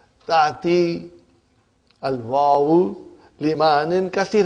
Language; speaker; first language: Arabic; non-native, fluent; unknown